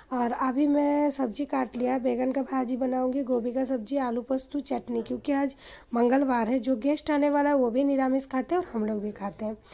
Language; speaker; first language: Hindi; non-native, local second language; Bangla